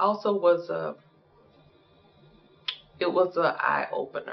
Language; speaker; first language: English; native; English